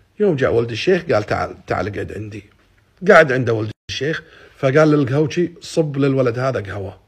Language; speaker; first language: Arabic; native; Arabic